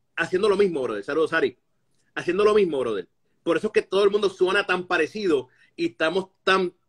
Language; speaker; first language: Spanish; native; Spanish